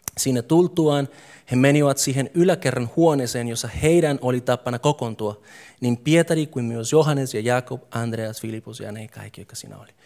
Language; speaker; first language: Finnish; non-native, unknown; English